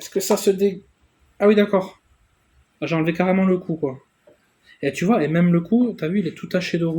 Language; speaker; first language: French; native; French